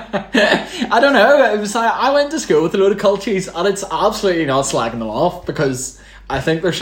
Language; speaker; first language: English; native; English